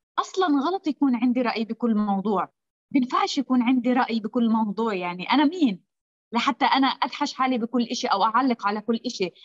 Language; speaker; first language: Arabic; native; Arabic